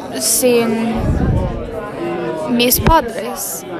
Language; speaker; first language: Spanish; non-native, learner; English